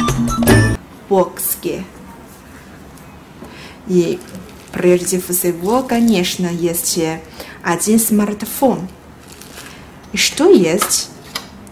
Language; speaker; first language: Russian; non-native, learner; Chinese